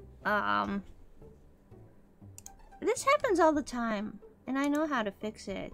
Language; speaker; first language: English; native; English